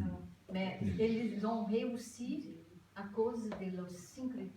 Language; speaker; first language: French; non-native, fluent; Portuguese